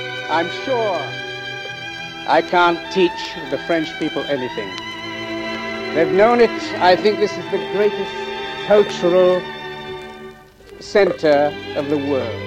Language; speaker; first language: English; native; English